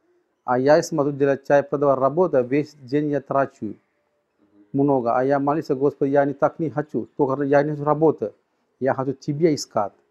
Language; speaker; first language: Russian; non-native, learner; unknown